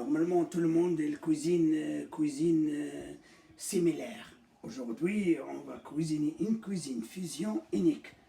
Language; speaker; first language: French; non-native, fluent; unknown